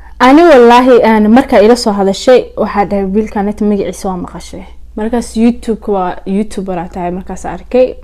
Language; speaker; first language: Somali; early bilingual, heritage; Somali